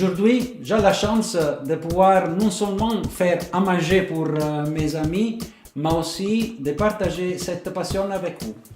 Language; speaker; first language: French; non-native, fluent; Italian